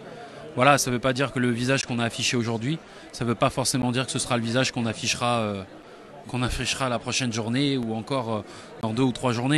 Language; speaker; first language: French; native; French